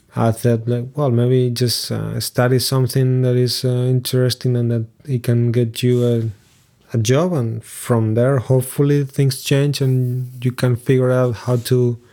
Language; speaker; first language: English; non-native, fluent; Spanish